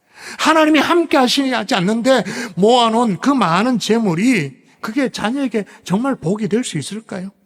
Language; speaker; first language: Korean; native; Korean